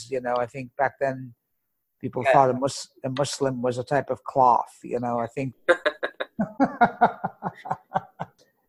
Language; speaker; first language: English; native; English